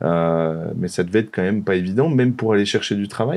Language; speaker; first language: French; native; French